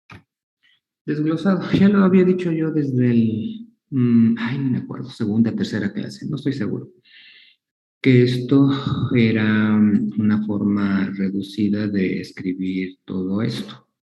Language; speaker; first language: Spanish; native; Spanish